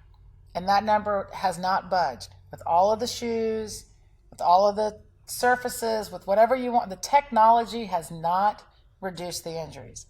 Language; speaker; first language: English; native; English